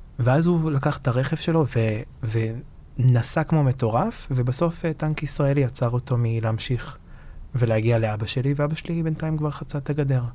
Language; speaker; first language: Hebrew; early bilingual, other home language; Arabic